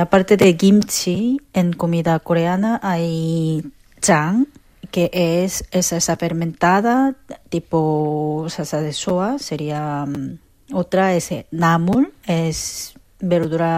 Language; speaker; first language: Spanish; non-native, learner; Korean